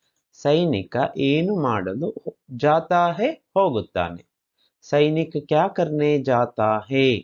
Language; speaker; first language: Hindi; non-native, local second language; Kannada